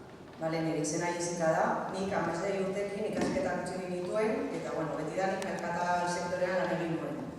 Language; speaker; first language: Basque; non-native, local second language; Spanish